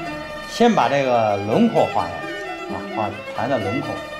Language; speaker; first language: Chinese; native; Chinese